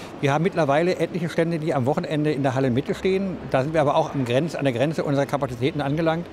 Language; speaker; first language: German; native; German